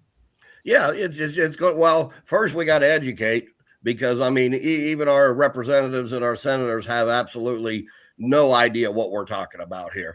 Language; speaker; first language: English; native; English